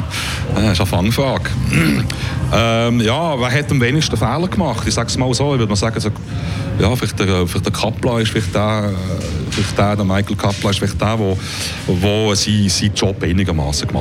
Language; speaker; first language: German; native; German